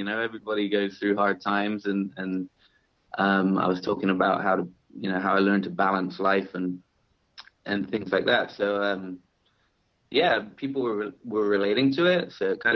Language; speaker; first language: English; native; English